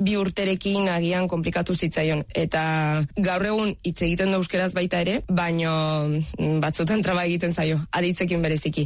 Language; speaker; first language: Basque; early bilingual, other home language; Bulgarian